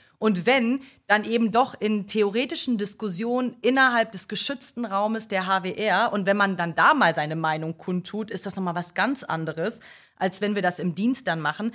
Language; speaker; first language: German; native; German